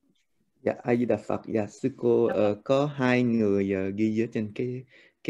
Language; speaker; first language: Vietnamese; early bilingual, heritage; Vietnamese